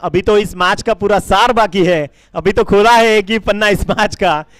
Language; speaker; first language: Hindi; non-native, local second language; Marathi